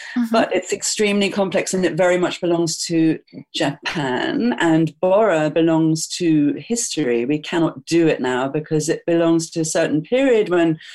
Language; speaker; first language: English; native; English